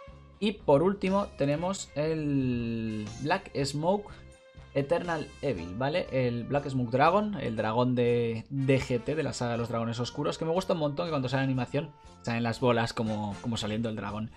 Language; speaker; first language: Spanish; native; Spanish